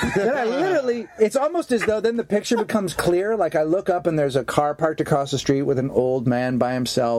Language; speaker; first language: English; native; English